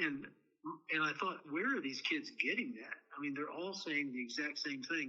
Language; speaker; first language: English; native; English